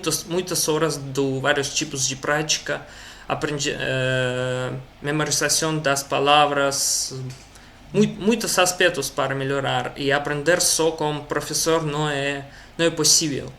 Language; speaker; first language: Portuguese; non-native, learner; Russian